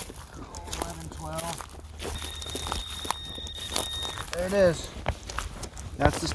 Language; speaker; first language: English; native; English